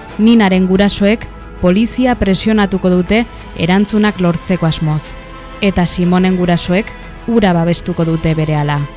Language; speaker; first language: Basque; native; Basque